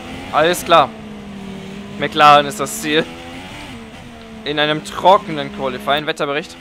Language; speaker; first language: German; native; German